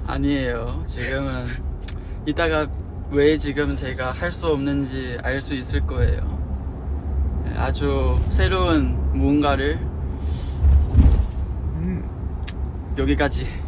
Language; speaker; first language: Korean; non-native, fluent; Chinese